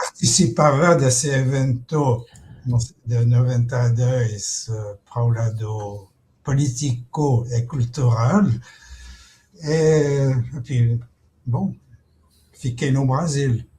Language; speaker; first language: Portuguese; non-native, fluent; French